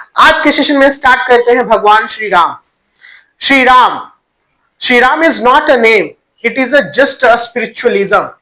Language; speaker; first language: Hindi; native; Hindi